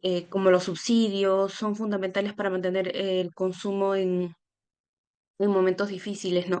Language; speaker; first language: Spanish; native; Spanish